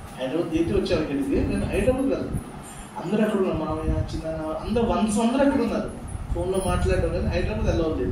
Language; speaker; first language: Telugu; non-native, local second language; Urdu